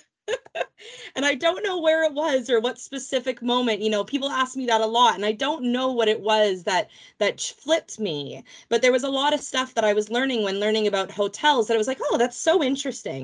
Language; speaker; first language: English; native; English